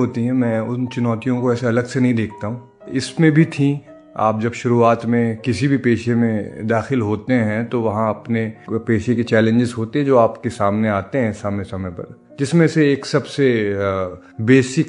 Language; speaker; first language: Hindi; native; Hindi